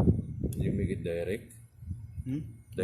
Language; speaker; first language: English; non-native, local second language; Filipino